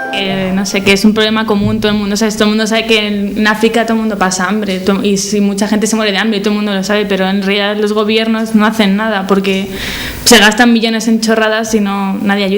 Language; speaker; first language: Spanish; native; Spanish